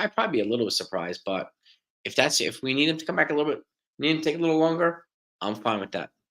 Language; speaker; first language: English; native; English